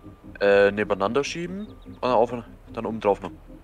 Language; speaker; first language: German; native; German